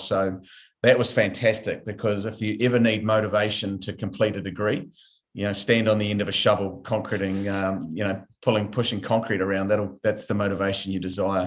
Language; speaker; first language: English; native; English